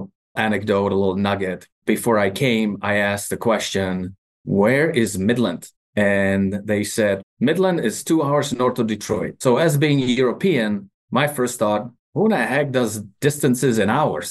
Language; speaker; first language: English; non-native, fluent; Czech